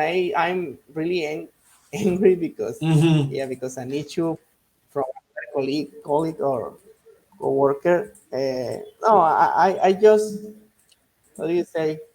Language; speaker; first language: English; non-native, learner; Spanish